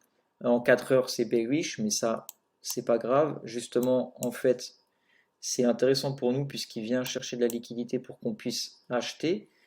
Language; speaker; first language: French; native; French